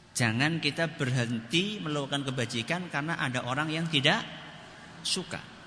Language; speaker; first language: Indonesian; non-native, local second language; Javanese